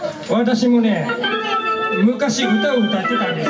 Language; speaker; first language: Japanese; native; Japanese